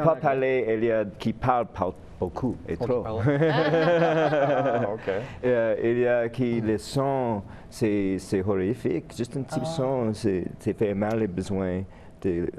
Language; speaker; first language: French; non-native, learner; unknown